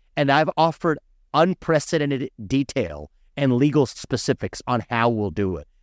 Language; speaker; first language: English; early bilingual, other home language; Hindi